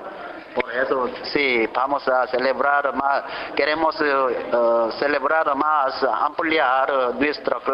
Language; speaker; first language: Spanish; non-native, learner; Korean